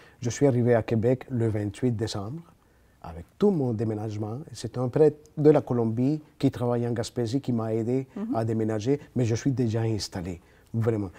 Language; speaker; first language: French; non-native, fluent; Spanish